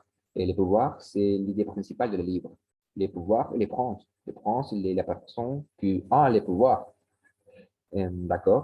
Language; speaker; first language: French; non-native, learner; Spanish